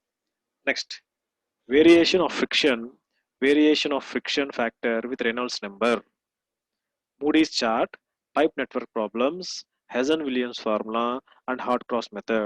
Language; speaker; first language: English; non-native, local second language; Telugu